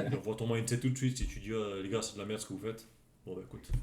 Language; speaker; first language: French; native; French